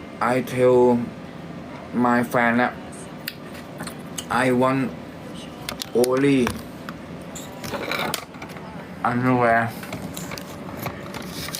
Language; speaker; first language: English; non-native, learner; Thai